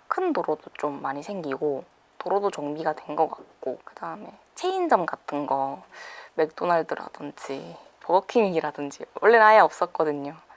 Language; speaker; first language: Korean; native; Korean